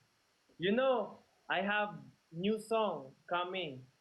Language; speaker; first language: English; non-native, local second language; Filipino